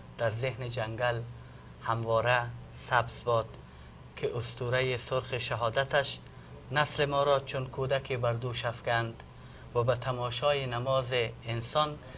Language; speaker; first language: Persian; native; Persian